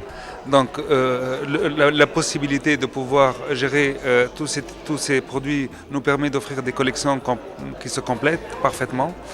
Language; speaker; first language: French; non-native, local second language; Arabic